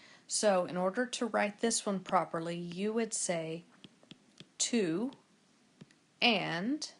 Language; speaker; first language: English; native; English